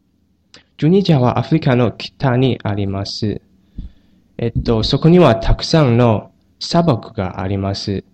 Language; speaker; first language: Japanese; non-native, learner; Chinese